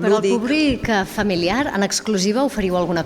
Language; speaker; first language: Catalan; native; Catalan